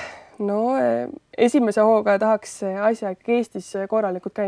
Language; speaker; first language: Estonian; native; Estonian